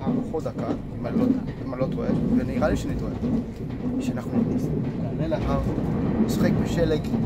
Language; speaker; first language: Hebrew; non-native, fluent; Japanese